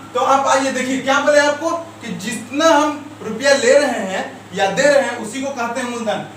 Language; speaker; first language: Hindi; native; Hindi